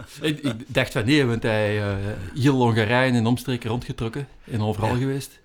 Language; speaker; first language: Dutch; native; Dutch